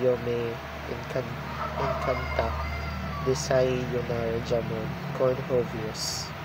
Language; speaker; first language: Spanish; non-native, learner; Filipino